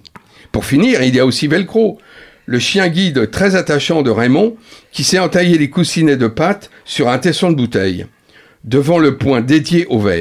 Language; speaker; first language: French; native; French